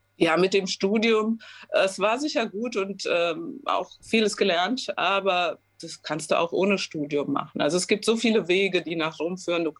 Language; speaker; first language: German; early bilingual, other home language; Romanian